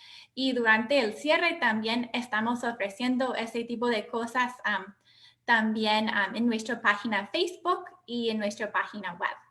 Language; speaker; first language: Spanish; non-native, fluent; English